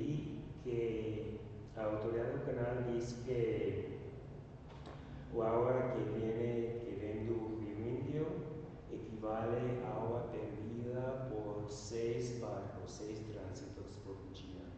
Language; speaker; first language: Portuguese; non-native, learner; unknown